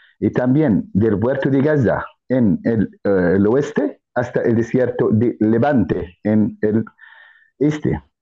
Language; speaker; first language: Spanish; non-native, fluent; Arabic